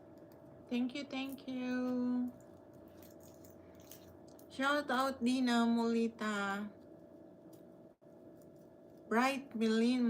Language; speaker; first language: English; non-native, learner; Filipino